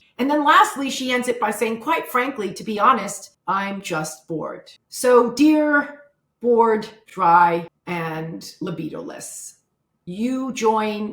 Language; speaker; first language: English; native; English